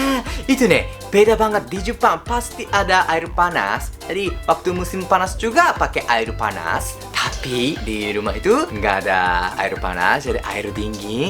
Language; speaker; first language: Indonesian; non-native, learner; Japanese